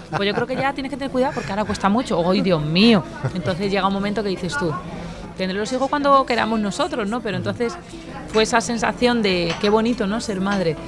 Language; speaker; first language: Spanish; native; Spanish